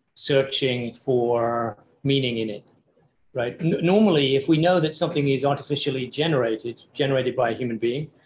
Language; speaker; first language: English; native; English